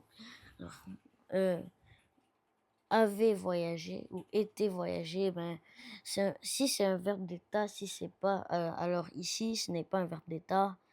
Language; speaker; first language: French; non-native, learner; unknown